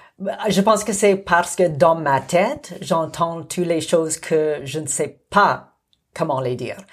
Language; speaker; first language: French; non-native, local second language; English